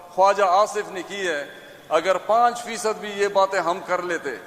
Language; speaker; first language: Hindi; non-native, local second language; Pashto